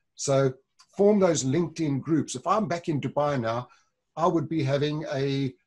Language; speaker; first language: English; native; English